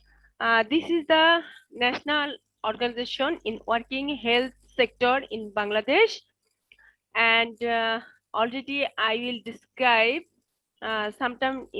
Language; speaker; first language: English; non-native, local second language; Bangla